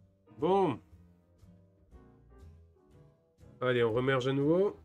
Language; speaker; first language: French; native; French